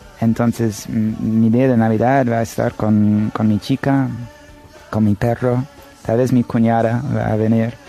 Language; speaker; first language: Spanish; non-native, fluent; English